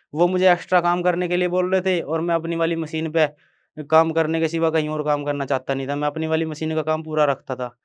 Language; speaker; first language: Hindi; native; Hindi